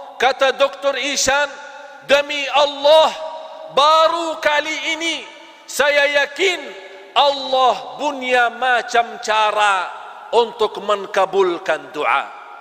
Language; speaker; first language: Malay; non-native, fluent; Arabic